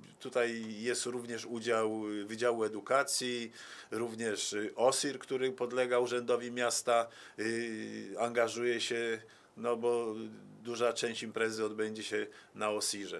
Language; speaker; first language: Polish; native; Polish